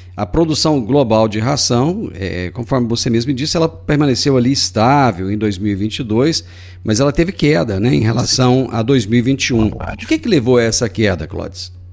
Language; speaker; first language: Portuguese; native; Portuguese